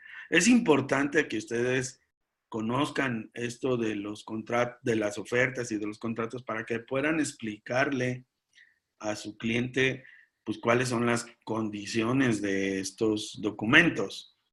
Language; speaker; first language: Spanish; native; Spanish